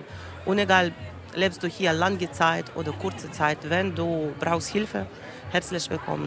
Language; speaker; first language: German; non-native, learner; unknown